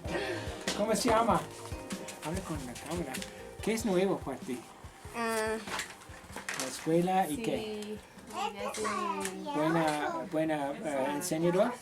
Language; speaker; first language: Spanish; non-native, learner; English